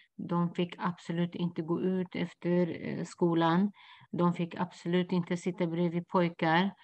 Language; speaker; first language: Swedish; non-native, fluent; Kurdish